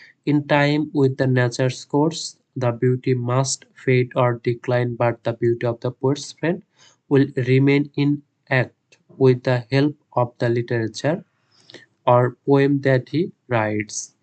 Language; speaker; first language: English; non-native, local second language; Bangla